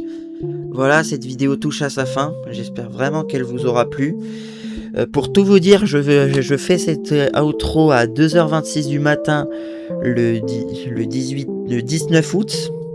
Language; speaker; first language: French; native; French